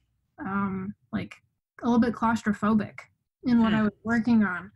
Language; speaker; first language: English; native; English